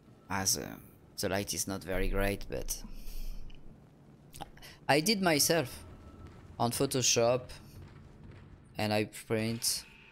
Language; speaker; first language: English; non-native, learner; French